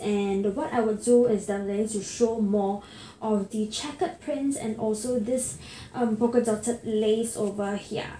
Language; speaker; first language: English; native; English